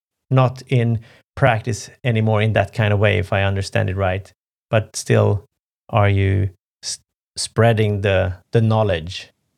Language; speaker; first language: English; non-native, fluent; Swedish